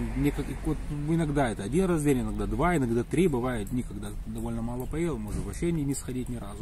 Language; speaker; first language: Russian; native; Russian